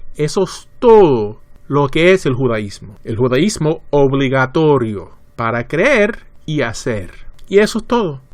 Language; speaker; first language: Spanish; early bilingual, heritage; Spanish